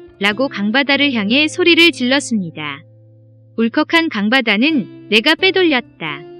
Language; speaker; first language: Korean; native; Korean